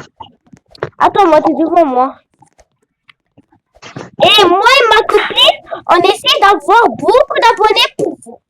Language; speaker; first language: French; native; French